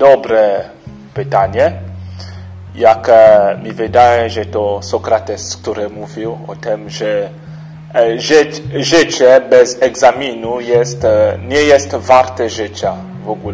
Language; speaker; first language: Polish; non-native, fluent; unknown